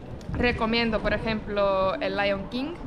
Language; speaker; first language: Spanish; non-native, fluent; Estonian